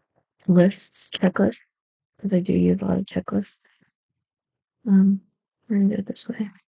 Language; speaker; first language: English; native; English